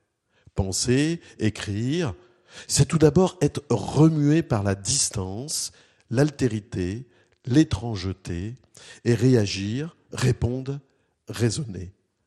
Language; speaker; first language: French; native; French